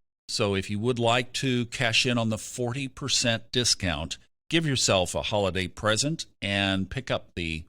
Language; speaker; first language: English; native; English